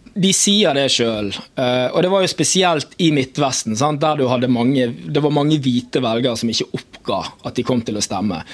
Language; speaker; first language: Norwegian; native; Norwegian